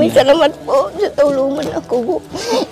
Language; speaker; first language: Filipino; non-native, learner; Vietnamese